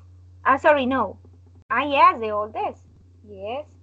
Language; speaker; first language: English; non-native, learner; Spanish